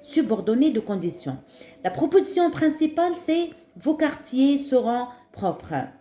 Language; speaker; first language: French; non-native, local second language; Arabic